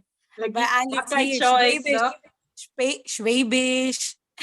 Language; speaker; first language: German; non-native, learner; Cebuano